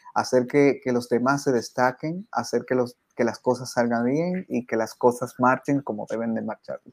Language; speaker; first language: Spanish; native; Spanish